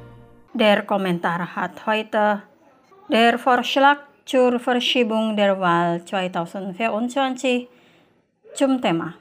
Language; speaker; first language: German; non-native, fluent; Indonesian